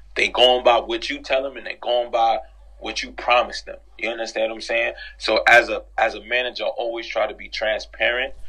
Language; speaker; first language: English; native; English